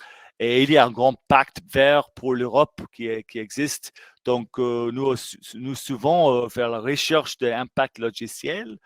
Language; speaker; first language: French; non-native, fluent; English